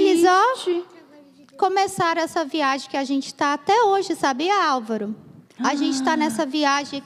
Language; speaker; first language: Portuguese; native; Portuguese